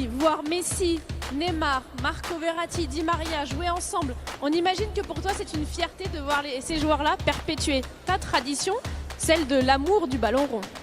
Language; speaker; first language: French; native; French